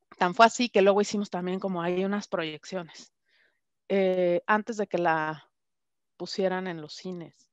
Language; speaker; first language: Spanish; native; Spanish